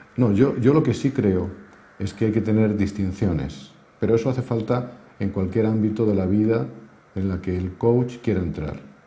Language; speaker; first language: Spanish; native; Spanish